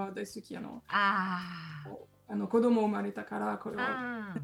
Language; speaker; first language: Japanese; non-native, learner; French